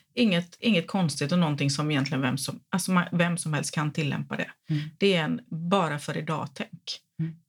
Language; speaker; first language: Swedish; native; Swedish